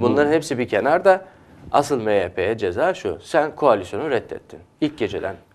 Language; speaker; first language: Turkish; native; Turkish